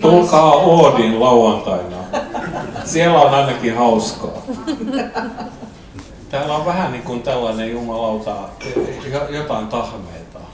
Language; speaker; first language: Finnish; non-native, local second language; Swedish